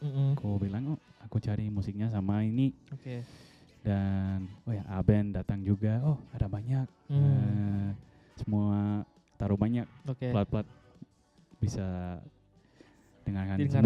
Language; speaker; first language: Indonesian; non-native, fluent; Dutch